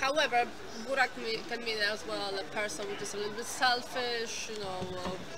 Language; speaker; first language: English; non-native, fluent; Polish